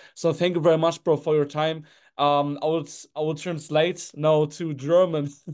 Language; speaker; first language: English; non-native, fluent; German